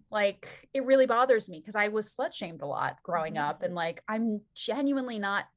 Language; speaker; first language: English; native; English